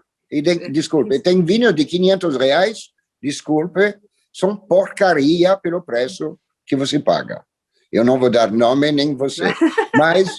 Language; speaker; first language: Portuguese; non-native, fluent; French